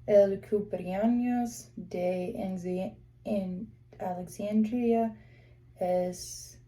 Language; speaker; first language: Spanish; non-native, learner; English